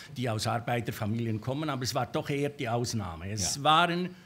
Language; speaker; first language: German; native; German